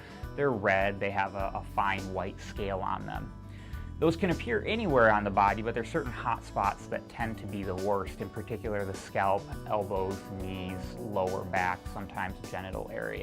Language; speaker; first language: English; native; English